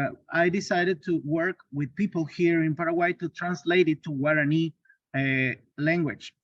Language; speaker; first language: English; non-native, learner; Spanish